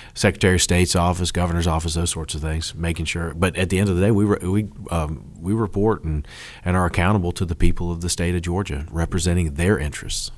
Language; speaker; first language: English; native; English